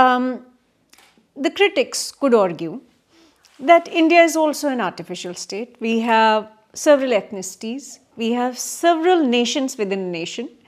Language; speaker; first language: English; non-native, local second language; Kashmiri